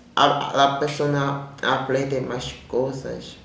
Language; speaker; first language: Spanish; non-native, learner; Portuguese